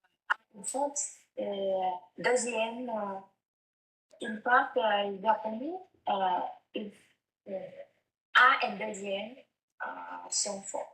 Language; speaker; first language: French; non-native, learner; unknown